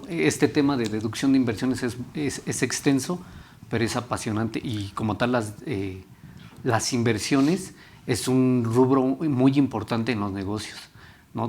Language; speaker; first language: Spanish; native; Spanish